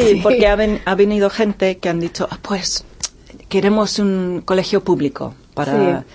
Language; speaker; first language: Spanish; non-native, fluent; English